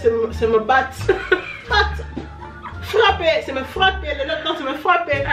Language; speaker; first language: French; early bilingual, heritage; French